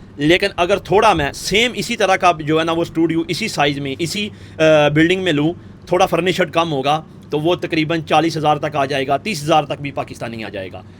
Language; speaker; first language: Urdu; native; Urdu